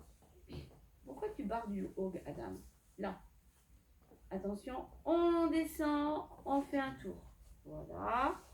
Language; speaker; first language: French; native; French